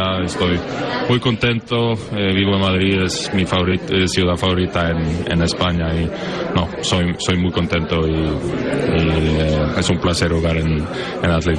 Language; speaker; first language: Spanish; non-native, learner; Norwegian